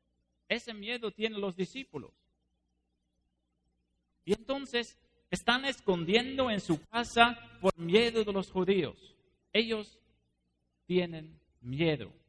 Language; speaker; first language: Spanish; non-native, fluent; Dutch